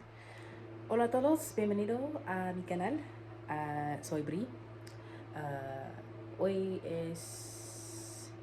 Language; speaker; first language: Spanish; non-native, learner; English